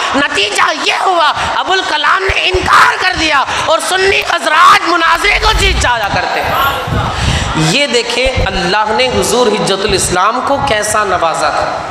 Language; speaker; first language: Urdu; native; Urdu